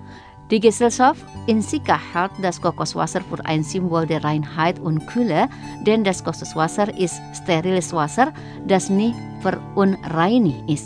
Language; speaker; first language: German; non-native, fluent; Indonesian